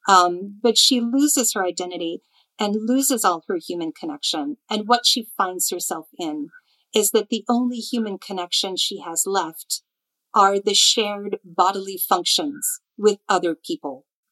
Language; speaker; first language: English; native; English